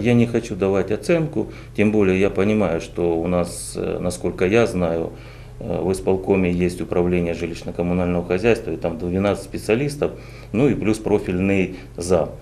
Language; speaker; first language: Russian; native; Russian